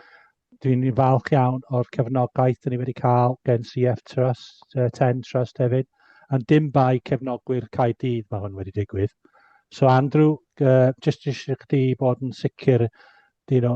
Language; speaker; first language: Welsh; native; Welsh